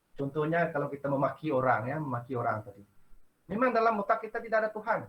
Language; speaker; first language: Malay; non-native, local second language; Iban